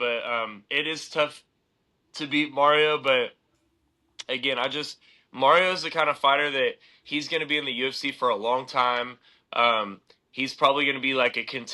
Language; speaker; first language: English; native; English